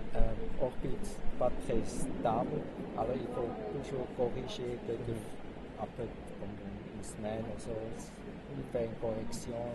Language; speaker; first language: French; non-native, fluent; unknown